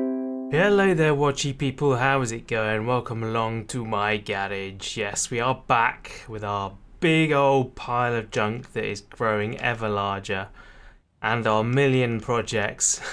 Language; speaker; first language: English; native; English